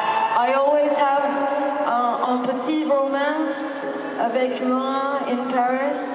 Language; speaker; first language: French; non-native, learner; English